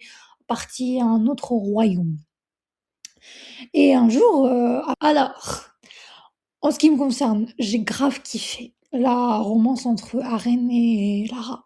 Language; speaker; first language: French; native; French